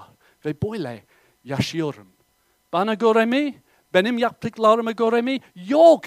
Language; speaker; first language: Turkish; non-native, fluent; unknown